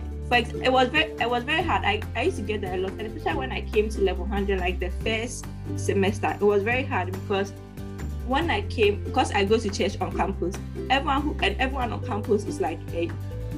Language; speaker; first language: English; non-native, local second language; Akan